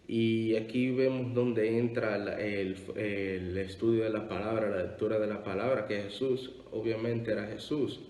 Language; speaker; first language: Spanish; native; Spanish